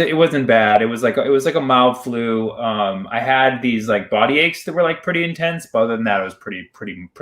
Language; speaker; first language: English; early bilingual, other home language; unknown